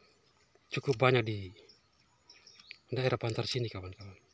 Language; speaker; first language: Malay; non-native, local second language; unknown